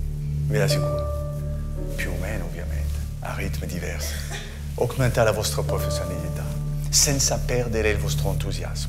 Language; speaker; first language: Italian; non-native, fluent; French